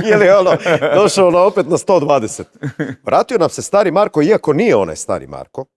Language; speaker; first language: Croatian; native; Croatian